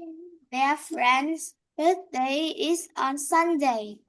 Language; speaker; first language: English; non-native, learner; Vietnamese